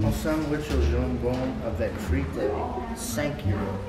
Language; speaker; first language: French; non-native, learner; English